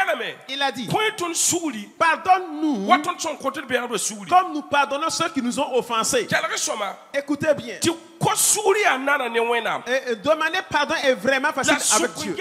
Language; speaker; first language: French; non-native, local second language; Mossi